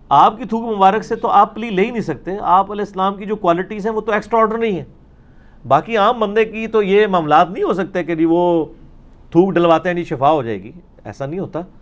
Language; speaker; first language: Urdu; native; Urdu